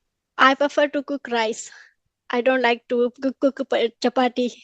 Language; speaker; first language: English; non-native, learner; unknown